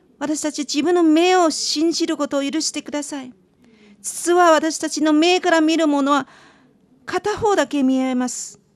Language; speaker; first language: Japanese; non-native, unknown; Chinese